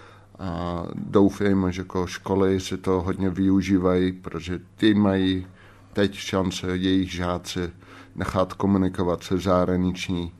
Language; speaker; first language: Czech; non-native, fluent; Dutch